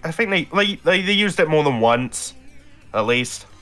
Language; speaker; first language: English; native; English